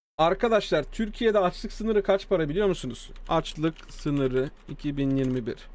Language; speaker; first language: Turkish; early bilingual, heritage; Turkish